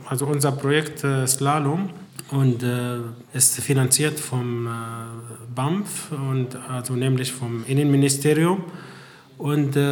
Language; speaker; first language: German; non-native, fluent; Arabic